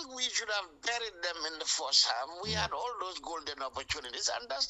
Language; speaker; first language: English; non-native, local second language; Wolof